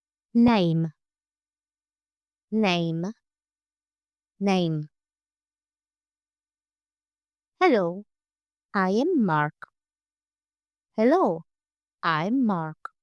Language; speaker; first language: English; non-native, fluent; Polish